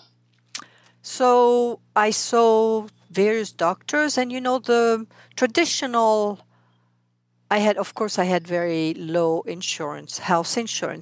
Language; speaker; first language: English; non-native, fluent; French